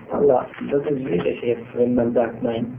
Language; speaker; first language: German; non-native, fluent; Arabic